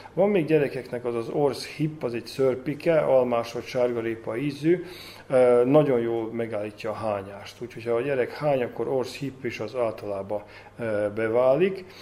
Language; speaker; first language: Hungarian; native; Hungarian